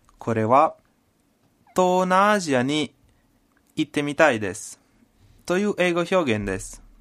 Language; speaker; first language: Japanese; non-native, fluent; Italian